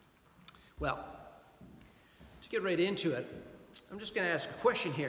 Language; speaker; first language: English; native; English